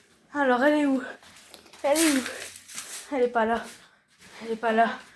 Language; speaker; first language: French; native; French